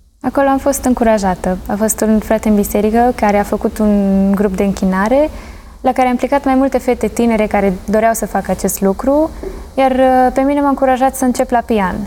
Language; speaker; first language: Romanian; early bilingual, heritage; Romanian